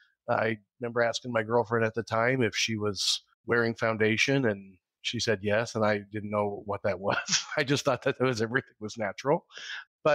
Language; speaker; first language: English; native; English